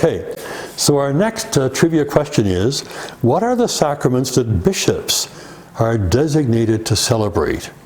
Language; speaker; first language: English; native; English